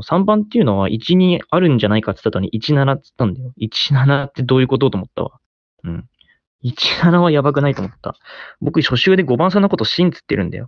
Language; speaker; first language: Japanese; native; Japanese